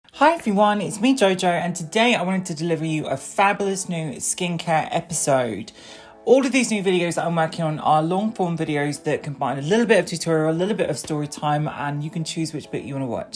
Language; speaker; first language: English; native; English